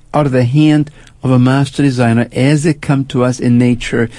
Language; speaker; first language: English; non-native, fluent; German